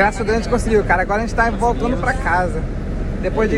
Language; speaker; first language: Portuguese; native; Portuguese